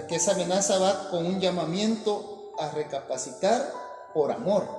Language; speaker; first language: Spanish; native; Spanish